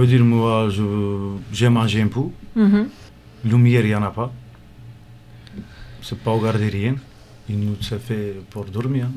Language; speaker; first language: French; non-native, learner; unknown